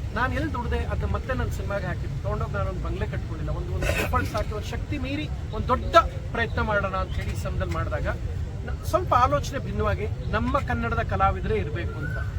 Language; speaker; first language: Kannada; native; Kannada